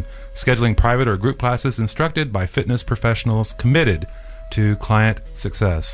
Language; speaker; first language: English; native; English